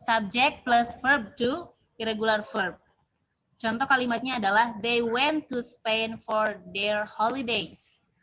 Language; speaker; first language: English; non-native, learner; Indonesian